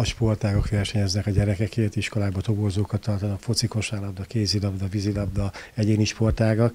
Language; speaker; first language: Hungarian; native; Hungarian